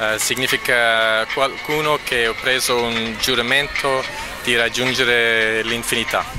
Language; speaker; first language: Italian; non-native, fluent; English